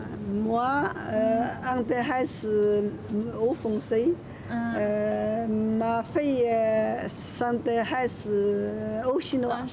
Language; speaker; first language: French; non-native, learner; Chinese